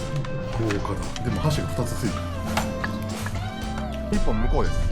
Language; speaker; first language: Japanese; native; Japanese